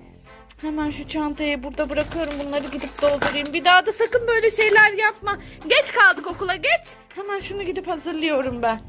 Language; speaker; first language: Turkish; native; Turkish